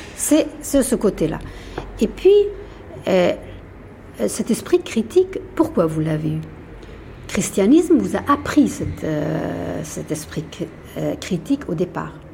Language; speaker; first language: French; non-native, fluent; Persian